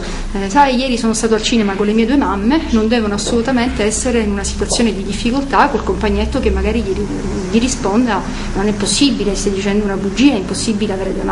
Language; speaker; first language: Italian; native; Italian